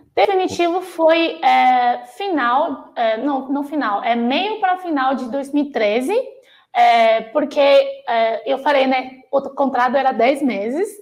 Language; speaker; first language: Portuguese; non-native, fluent; Chinese